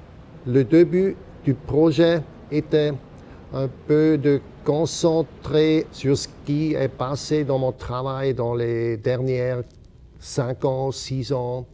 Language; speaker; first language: French; non-native, local second language; German